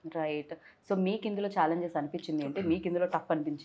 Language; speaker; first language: Telugu; native; Telugu